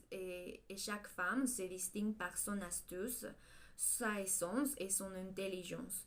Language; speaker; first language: French; non-native, learner; Spanish